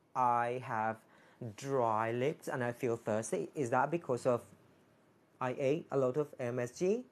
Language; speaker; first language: English; non-native, fluent; Thai